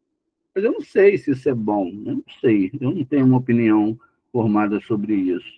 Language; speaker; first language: Portuguese; native; Portuguese